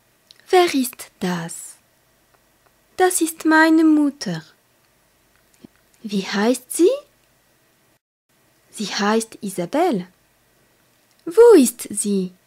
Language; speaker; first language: German; non-native, fluent; French